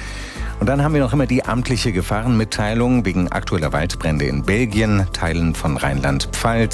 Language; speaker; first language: German; native; German